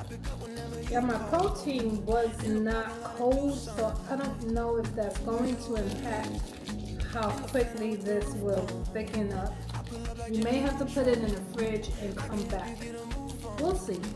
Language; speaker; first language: English; native; English